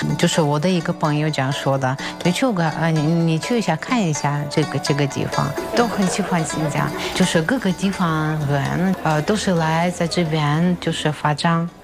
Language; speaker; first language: Chinese; non-native, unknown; Russian